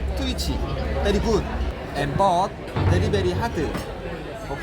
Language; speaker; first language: English; non-native, learner; Korean